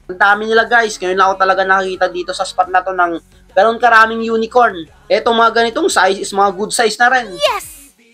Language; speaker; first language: Filipino; non-native, local second language; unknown